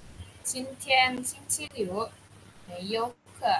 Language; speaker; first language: Chinese; non-native, learner; Indonesian